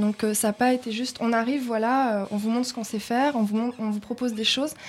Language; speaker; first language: French; native; French